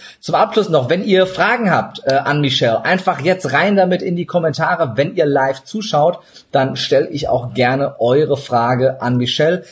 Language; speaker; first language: German; early bilingual, other home language; Turkish